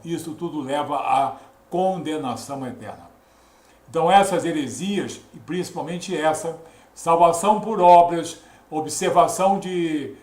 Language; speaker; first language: Portuguese; native; Portuguese